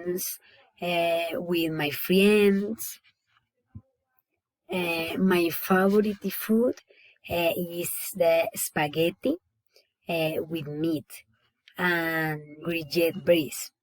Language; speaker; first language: English; non-native, learner; Spanish